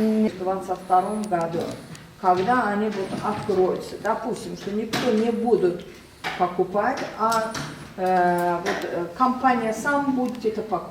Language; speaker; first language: Russian; non-native, learner; Azerbaijani